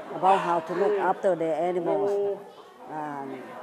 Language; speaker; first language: English; non-native, fluent; Thai